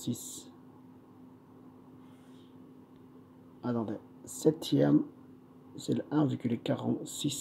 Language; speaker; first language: French; non-native, fluent; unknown